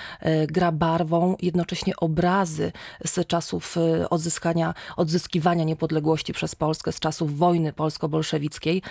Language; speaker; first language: Polish; native; Polish